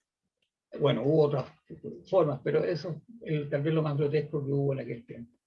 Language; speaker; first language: Spanish; native; Spanish